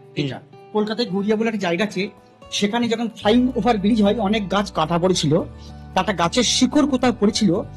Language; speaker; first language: Bangla; non-native, local second language; Santali